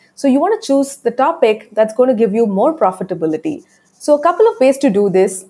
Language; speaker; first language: English; non-native, local second language; Tamil